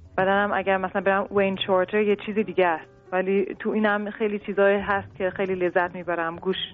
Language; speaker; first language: Persian; early bilingual, heritage; Persian